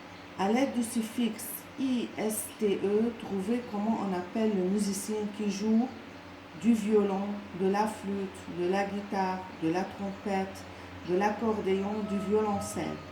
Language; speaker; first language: French; non-native, local second language; Arabic